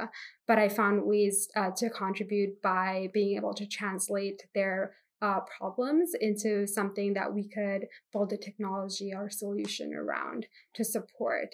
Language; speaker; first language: English; non-native, local second language; Hindi